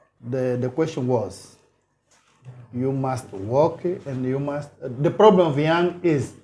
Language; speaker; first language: English; non-native, learner; Portuguese